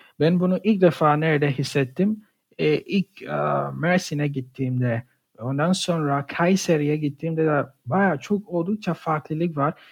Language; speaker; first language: Turkish; non-native, fluent; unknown